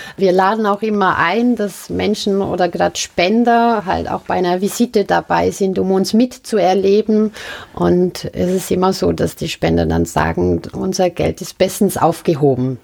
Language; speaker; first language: German; native; German